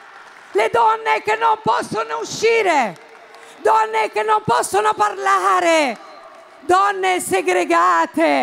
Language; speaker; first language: Italian; non-native, fluent; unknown